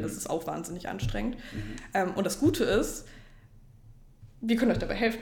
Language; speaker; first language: German; native; German